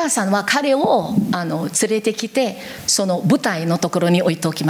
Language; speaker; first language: Japanese; non-native, learner; Korean